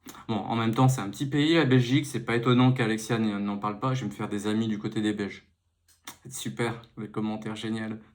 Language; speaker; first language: French; native; French